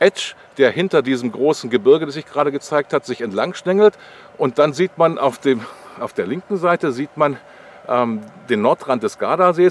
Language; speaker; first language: German; native; German